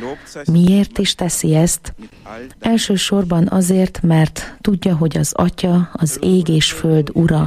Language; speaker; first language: Hungarian; native; Hungarian